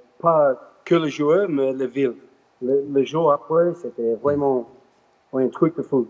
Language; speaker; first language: French; non-native, learner; English